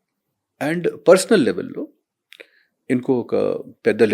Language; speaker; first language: Telugu; non-native, fluent; Hindi